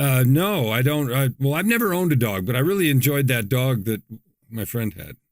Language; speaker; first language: English; native; English